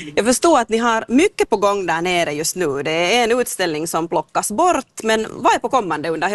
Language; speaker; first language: Swedish; native; Swedish